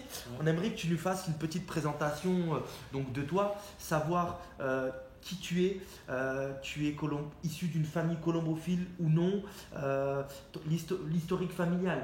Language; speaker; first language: French; native; French